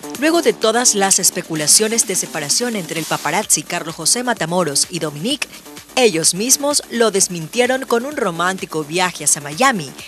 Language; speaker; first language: Spanish; native; Spanish